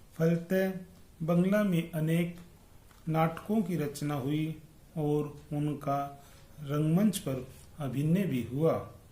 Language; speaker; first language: Hindi; native; Hindi